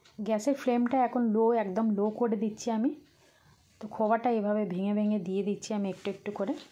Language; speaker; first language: Bangla; non-native, local second language; Hindi